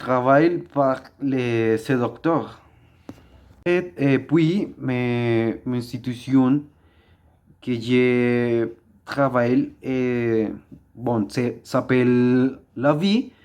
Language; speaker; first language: French; non-native, learner; Spanish